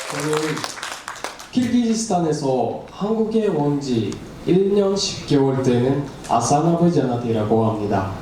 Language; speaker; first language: Korean; non-native, learner; Kyrgyz